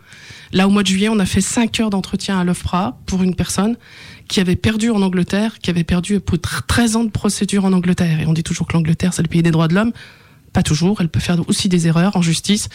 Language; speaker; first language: French; native; French